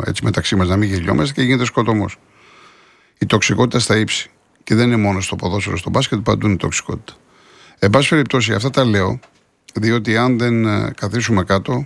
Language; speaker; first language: Greek; native; Greek